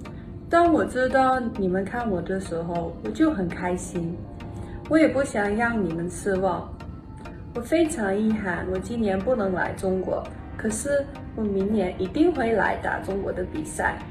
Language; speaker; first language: Chinese; early bilingual, heritage; English